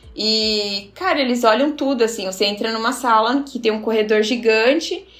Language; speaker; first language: Portuguese; native; Portuguese